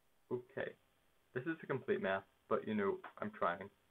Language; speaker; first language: English; native; English